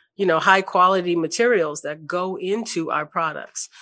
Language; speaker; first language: English; native; English